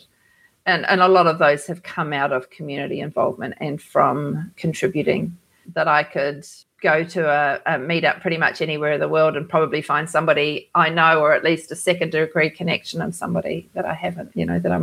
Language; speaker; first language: English; native; English